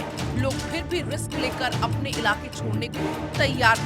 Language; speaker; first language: Hindi; native; Hindi